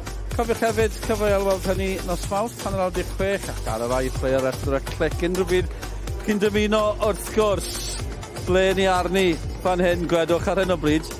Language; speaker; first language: Welsh; native; Welsh